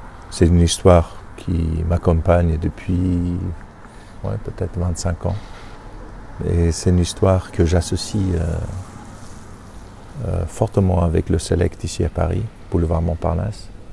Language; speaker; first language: French; non-native, fluent; German